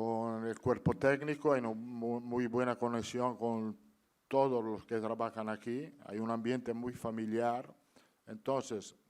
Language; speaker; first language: Spanish; non-native, fluent; Italian